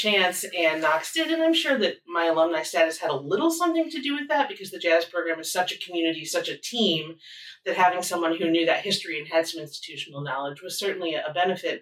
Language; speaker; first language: English; native; English